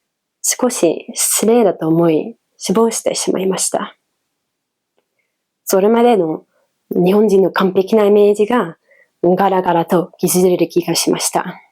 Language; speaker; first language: Japanese; non-native, fluent; Dutch